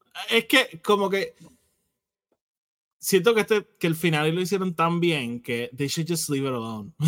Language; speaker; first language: Spanish; native; Spanish